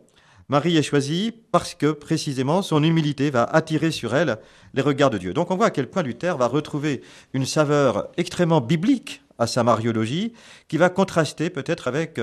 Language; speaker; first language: French; native; French